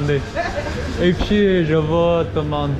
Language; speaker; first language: French; non-native, learner; Chinese